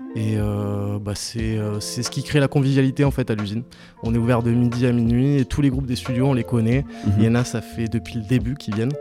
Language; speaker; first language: French; native; French